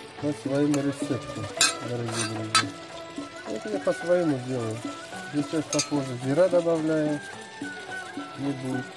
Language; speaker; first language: Russian; non-native, learner; Uzbek